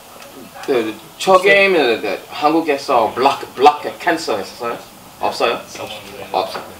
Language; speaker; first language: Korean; non-native, learner; English